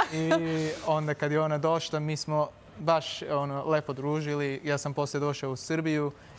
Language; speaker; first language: Serbian; non-native, fluent; Turkish